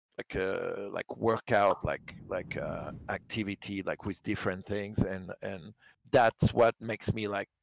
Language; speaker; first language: English; non-native, fluent; French